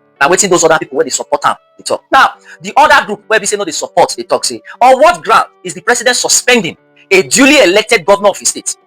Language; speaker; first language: Nigerian Pidgin; native; Nigerian Pidgin